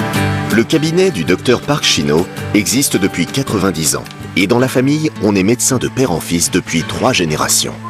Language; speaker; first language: French; native; French